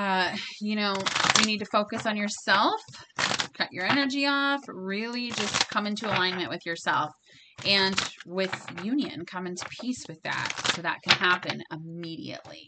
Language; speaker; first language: English; native; English